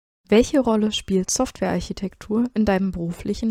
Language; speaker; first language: German; native; German